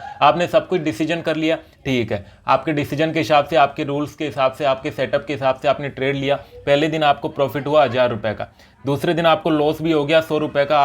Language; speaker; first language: Hindi; native; Hindi